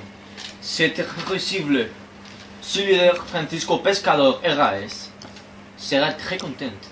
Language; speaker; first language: French; non-native, learner; Spanish